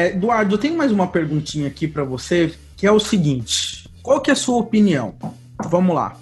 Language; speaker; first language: Portuguese; native; Portuguese